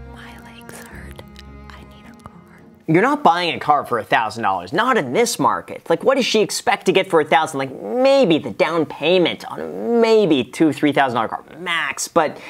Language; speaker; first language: English; native; English